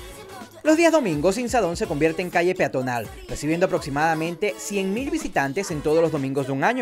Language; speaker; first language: Spanish; native; Spanish